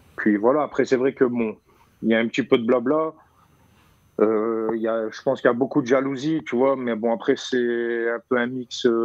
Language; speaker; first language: French; native; French